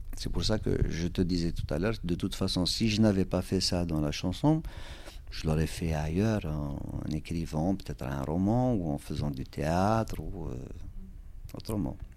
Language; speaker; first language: French; non-native, local second language; Kabyle